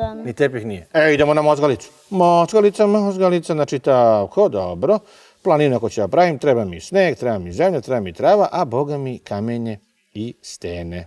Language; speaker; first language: Serbian; native; Serbian